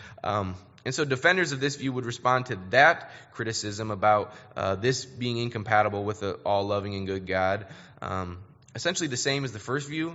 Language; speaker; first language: English; native; English